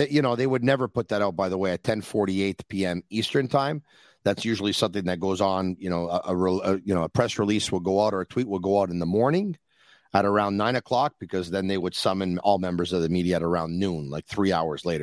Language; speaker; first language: English; native; English